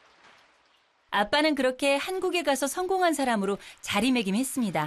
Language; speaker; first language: Korean; native; Korean